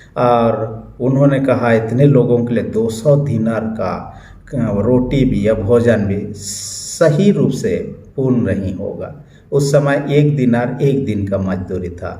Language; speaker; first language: Hindi; non-native, local second language; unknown